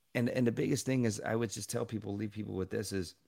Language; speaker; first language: English; native; English